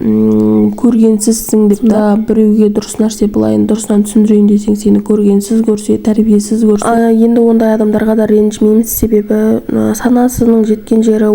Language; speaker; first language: Kazakh; native; Kazakh